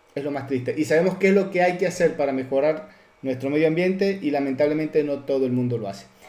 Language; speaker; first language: Spanish; native; Spanish